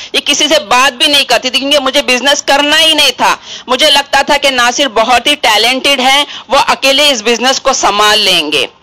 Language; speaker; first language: Hindi; non-native, local second language; Urdu